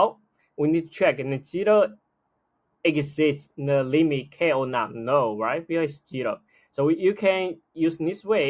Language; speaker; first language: English; non-native, fluent; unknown